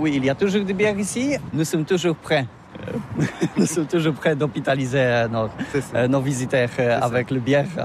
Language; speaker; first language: French; non-native, learner; Polish